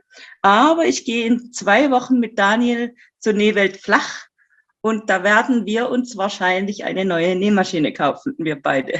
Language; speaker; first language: German; native; German